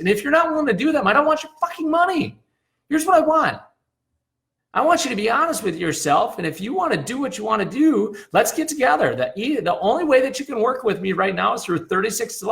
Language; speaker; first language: English; native; English